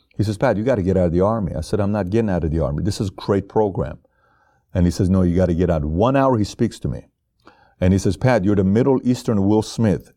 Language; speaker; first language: English; non-native, fluent; Persian